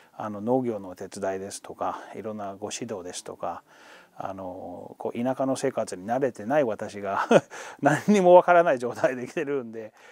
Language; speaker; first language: Japanese; non-native, fluent; English